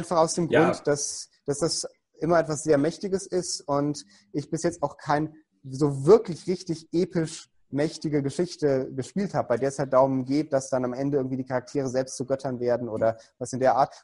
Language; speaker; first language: German; native; German